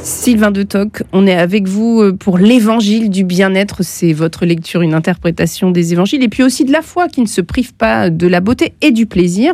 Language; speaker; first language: French; native; French